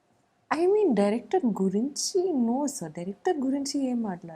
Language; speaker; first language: Telugu; non-native, learner; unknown